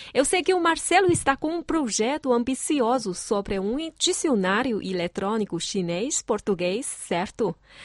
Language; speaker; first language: Portuguese; non-native, fluent; Chinese